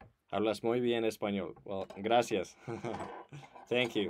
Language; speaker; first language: Spanish; non-native, fluent; English